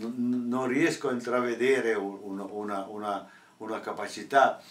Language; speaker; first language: Italian; native; Italian